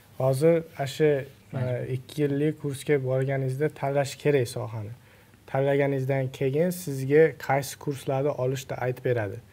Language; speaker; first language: Uzbek; early bilingual, heritage; Uzbek